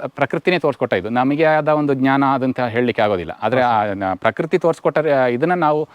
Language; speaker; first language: Kannada; non-native, local second language; Kodava